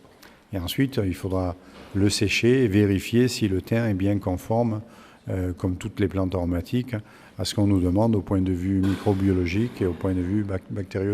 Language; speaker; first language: French; native; French